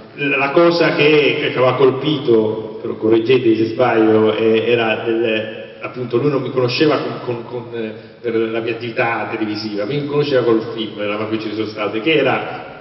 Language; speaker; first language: Italian; native; Italian